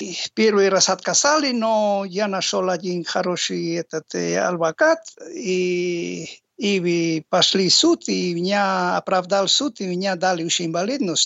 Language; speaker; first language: Russian; non-native, learner; Basque